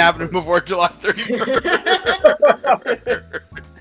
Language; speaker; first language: English; native; English